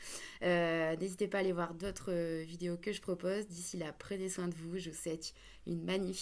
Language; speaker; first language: French; native; French